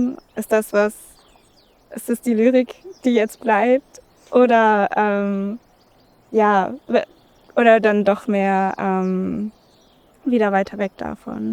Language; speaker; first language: German; native; German